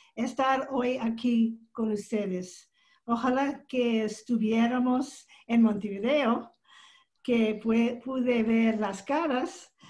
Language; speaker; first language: Spanish; non-native, learner; English